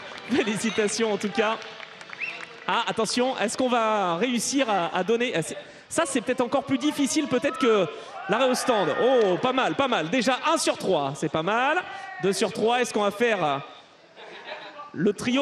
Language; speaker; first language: French; native; French